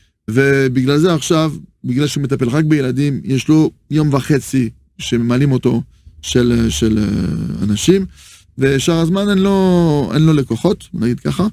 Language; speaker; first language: Hebrew; non-native, fluent; French